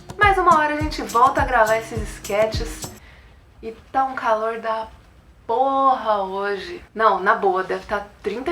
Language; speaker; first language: Portuguese; native; Portuguese